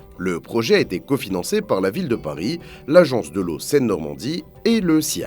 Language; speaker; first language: French; native; French